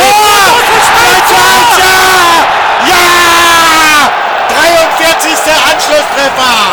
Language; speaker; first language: German; native; German